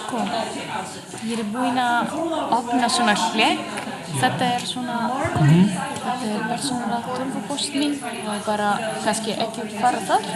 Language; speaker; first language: Icelandic; non-native, fluent; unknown